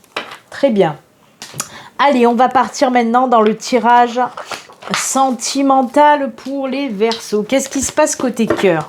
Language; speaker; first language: French; native; French